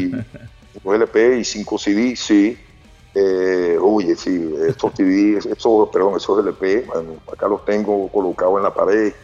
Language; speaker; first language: Spanish; native; Spanish